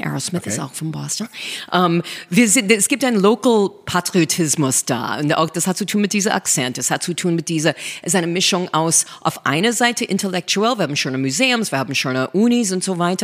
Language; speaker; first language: German; non-native, fluent; English